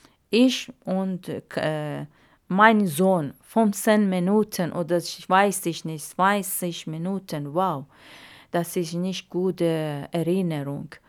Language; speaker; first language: German; non-native, learner; Arabic